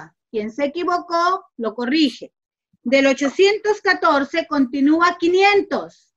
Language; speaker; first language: Spanish; native; Spanish